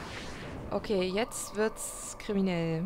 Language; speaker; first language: German; native; German